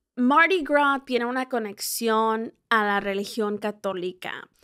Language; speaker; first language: Spanish; early bilingual, heritage; Spanish